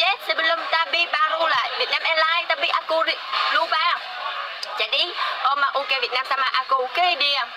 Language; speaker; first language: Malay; non-native, learner; Vietnamese